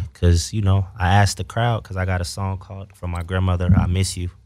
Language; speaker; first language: English; native; English